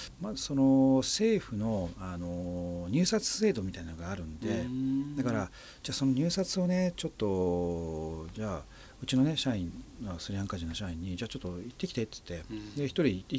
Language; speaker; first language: Japanese; native; Japanese